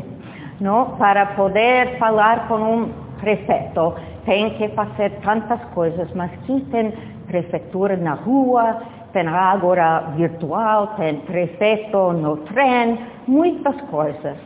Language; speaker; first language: Portuguese; non-native, fluent; English